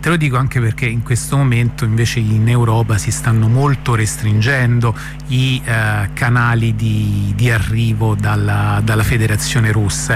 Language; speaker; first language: Italian; native; Italian